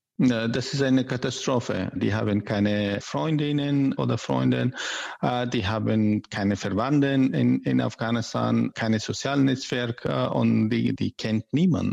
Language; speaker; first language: German; non-native, learner; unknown